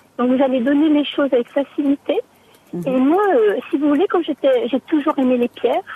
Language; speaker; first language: French; native; French